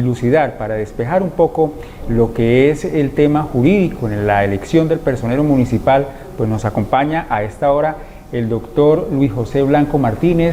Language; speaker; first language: Spanish; native; Spanish